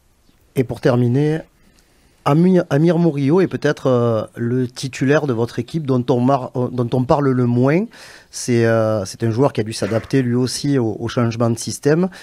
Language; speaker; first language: French; native; French